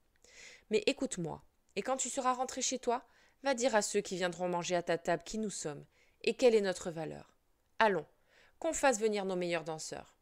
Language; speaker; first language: French; native; French